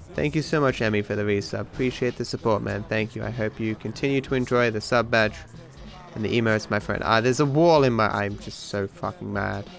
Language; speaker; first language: English; native; English